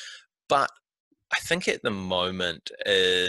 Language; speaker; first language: English; native; English